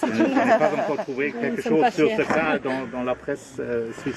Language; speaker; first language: French; non-native, learner; German